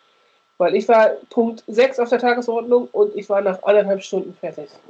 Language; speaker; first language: German; native; German